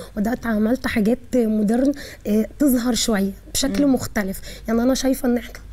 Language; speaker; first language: Egyptian Arabic; native; Egyptian Arabic